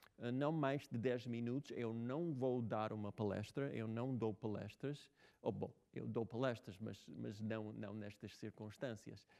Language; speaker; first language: Portuguese; non-native, fluent; English